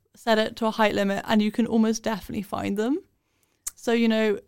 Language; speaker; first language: English; native; English